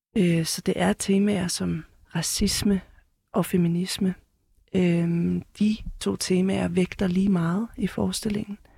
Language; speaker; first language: Danish; early bilingual, heritage; Danish